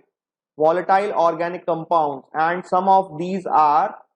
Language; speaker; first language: English; non-native, local second language; Hindi